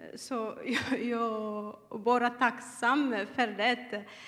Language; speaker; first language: Swedish; non-native, learner; Tigrinya